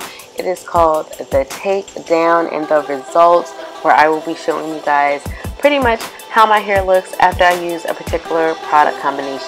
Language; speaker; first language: English; native; English